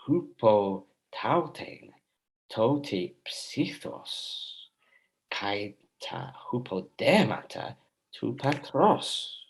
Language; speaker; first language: Greek; non-native, fluent; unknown